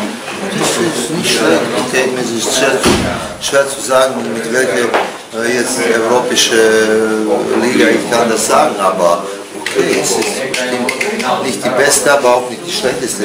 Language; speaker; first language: German; non-native, learner; Croatian